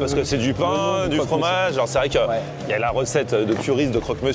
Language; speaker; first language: French; native; French